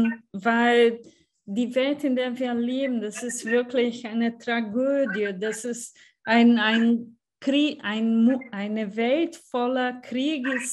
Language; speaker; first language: German; non-native, fluent; Portuguese